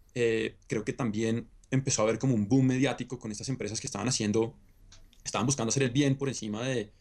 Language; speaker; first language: Spanish; native; Spanish